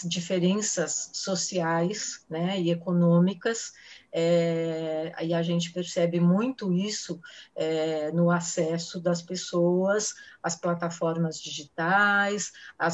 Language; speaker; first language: Portuguese; native; Portuguese